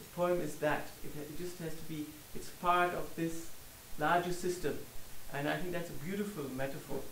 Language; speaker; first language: English; non-native, fluent; German